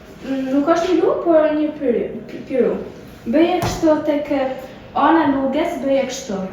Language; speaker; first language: Albanian; early bilingual, heritage; Albanian